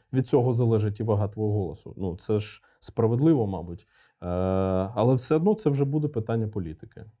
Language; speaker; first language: Ukrainian; non-native, local second language; Russian